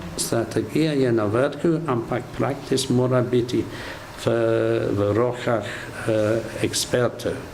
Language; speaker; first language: Slovenian; non-native, fluent; English